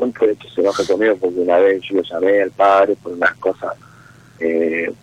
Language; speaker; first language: Spanish; native; Spanish